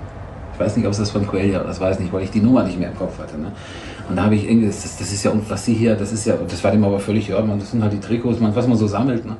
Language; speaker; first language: German; native; German